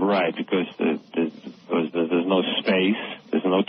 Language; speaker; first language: English; native; English